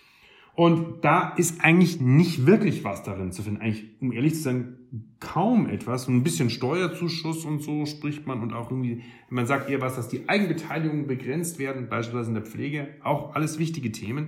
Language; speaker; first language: German; native; German